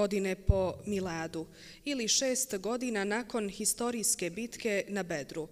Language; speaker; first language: Bosnian; native; Bosnian